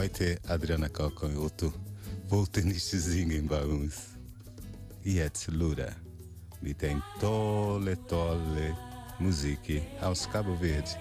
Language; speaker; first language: German; non-native, learner; Portuguese